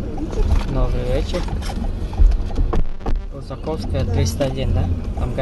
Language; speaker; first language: Russian; non-native, learner; Kyrgyz